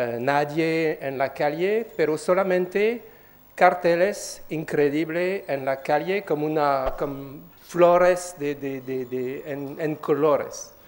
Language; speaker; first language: Spanish; non-native, learner; French